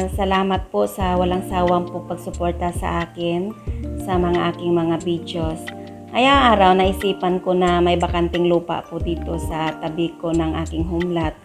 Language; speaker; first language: Filipino; non-native, local second language; Hiligaynon